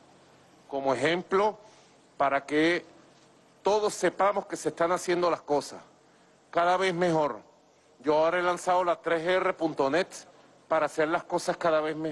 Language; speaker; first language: Spanish; native; Spanish